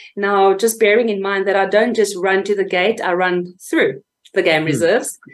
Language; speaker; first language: English; native; English